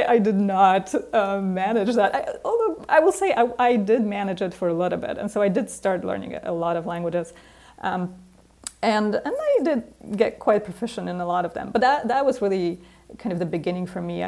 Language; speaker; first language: English; non-native, fluent; Polish